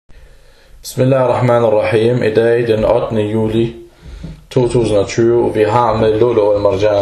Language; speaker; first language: Danish; non-native, fluent; Arabic